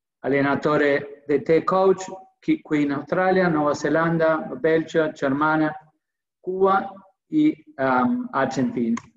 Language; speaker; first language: Italian; non-native, learner; Spanish